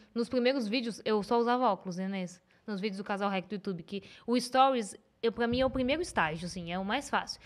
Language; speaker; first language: Portuguese; native; Portuguese